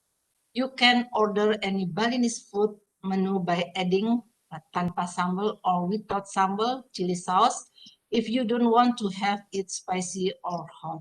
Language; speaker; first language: English; non-native, fluent; Indonesian